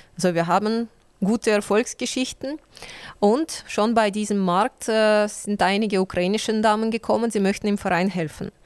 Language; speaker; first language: German; non-native, fluent; Ukrainian